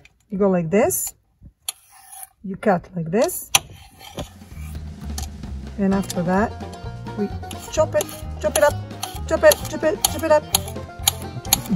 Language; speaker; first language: English; non-native, fluent; French